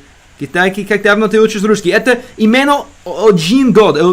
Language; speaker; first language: Russian; non-native, learner; English